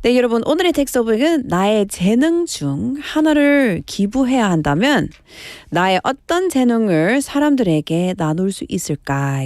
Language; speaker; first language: Korean; non-native, learner; English